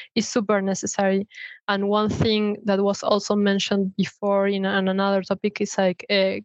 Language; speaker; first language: English; non-native, fluent; Spanish